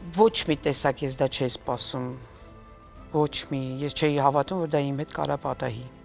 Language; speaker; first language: Armenian; native; Armenian